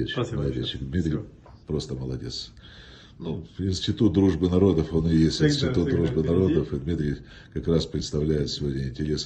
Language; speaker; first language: Russian; native; Russian